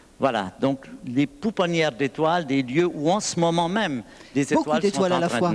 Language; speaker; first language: French; native; French